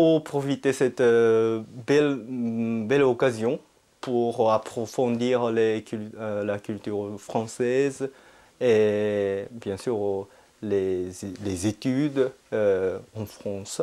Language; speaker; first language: French; non-native, fluent; Japanese